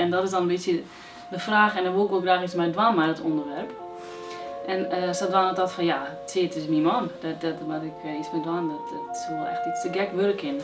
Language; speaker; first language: Dutch; non-native, local second language; Western Frisian